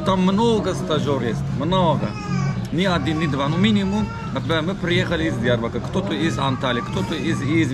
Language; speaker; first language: Russian; non-native, learner; Turkish